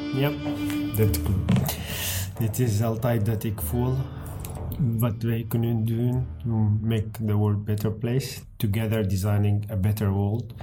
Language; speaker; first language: Dutch; non-native, learner; Arabic